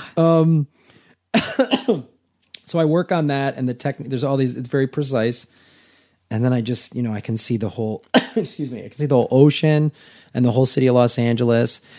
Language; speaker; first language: English; native; English